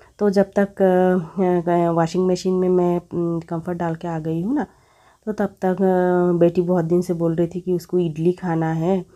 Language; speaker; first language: Hindi; non-native, local second language; Bangla